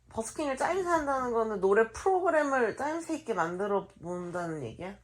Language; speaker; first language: Korean; native; Korean